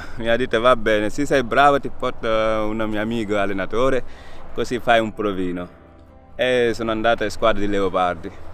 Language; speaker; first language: Italian; non-native, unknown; Wolof